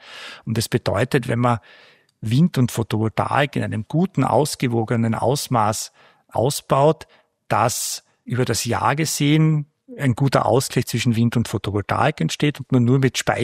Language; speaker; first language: German; native; German